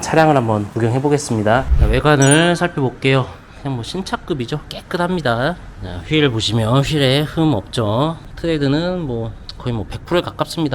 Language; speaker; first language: Korean; native; Korean